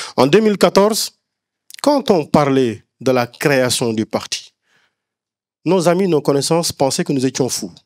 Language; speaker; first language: French; non-native, local second language; Wolof